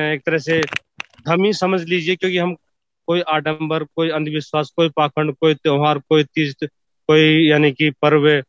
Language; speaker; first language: Hindi; native; Hindi